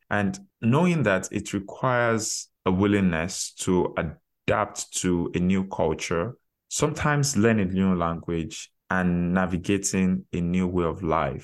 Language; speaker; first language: English; non-native, local second language; Yoruba